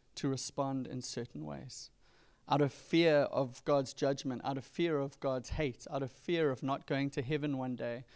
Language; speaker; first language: English; native; English